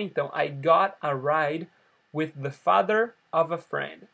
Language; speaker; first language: English; non-native, fluent; Portuguese